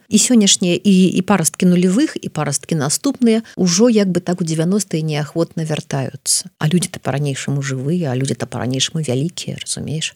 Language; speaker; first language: Belarusian; non-native, local second language; Russian